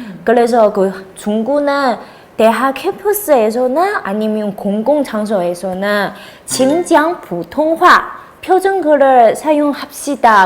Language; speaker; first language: Korean; non-native, fluent; Chinese